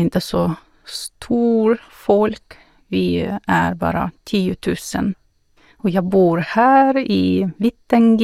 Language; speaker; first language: Swedish; non-native, learner; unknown